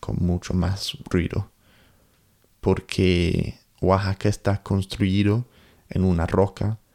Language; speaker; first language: Spanish; non-native, learner; English